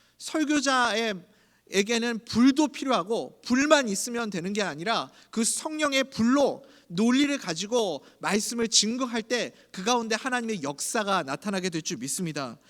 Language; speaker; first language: Korean; native; Korean